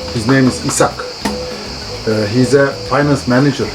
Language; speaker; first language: English; non-native, learner; Turkish